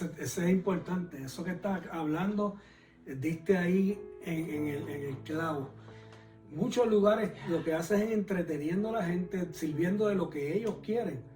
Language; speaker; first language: Spanish; native; Spanish